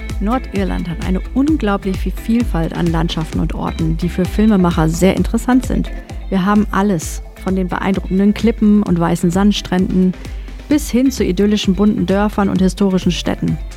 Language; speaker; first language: German; native; German